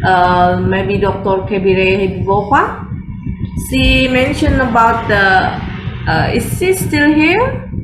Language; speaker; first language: English; non-native, fluent; Indonesian